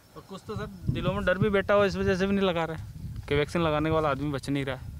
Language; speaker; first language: Hindi; native; Hindi